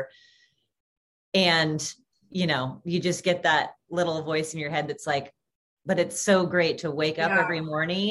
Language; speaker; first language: English; native; English